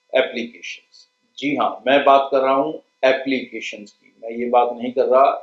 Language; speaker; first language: Hindi; non-native, local second language; Punjabi